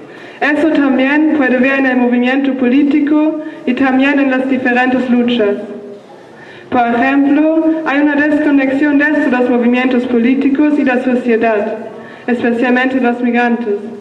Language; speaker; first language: Spanish; non-native, learner; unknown